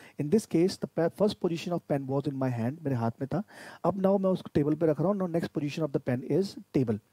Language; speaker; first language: Hindi; native; Hindi